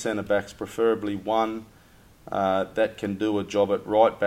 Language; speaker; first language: English; native; English